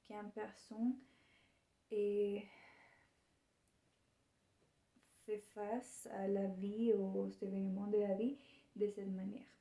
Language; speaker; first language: French; non-native, learner; Spanish